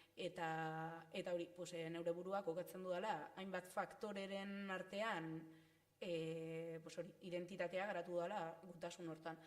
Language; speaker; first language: Basque; non-native, local second language; Spanish